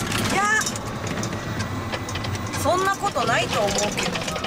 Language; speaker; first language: Japanese; native; Japanese